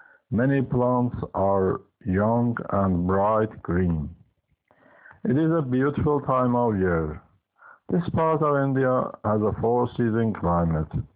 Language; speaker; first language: English; non-native, fluent; Persian